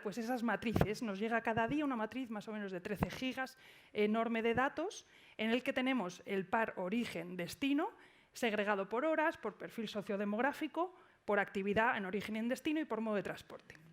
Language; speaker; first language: Spanish; native; Spanish